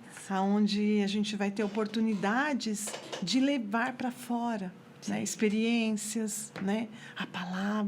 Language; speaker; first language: Portuguese; native; Portuguese